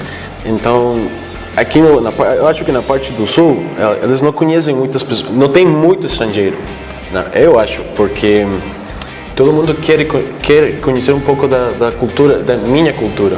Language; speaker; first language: Portuguese; non-native, fluent; Spanish